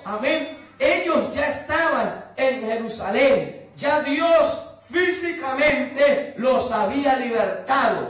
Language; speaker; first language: Spanish; native; Spanish